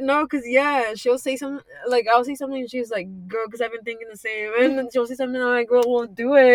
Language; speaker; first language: English; early bilingual, other home language; Spanish